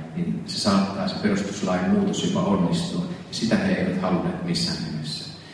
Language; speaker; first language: Finnish; native; Finnish